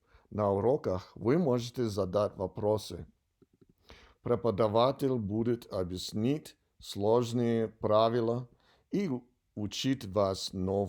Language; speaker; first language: Russian; non-native, learner; English